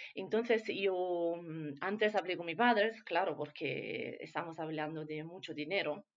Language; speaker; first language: Spanish; non-native, fluent; Italian